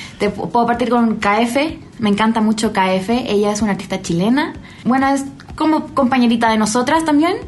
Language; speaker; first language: Spanish; native; Spanish